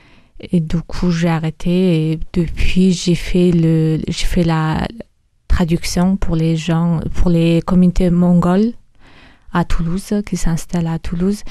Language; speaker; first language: French; early bilingual, other home language; Mongolian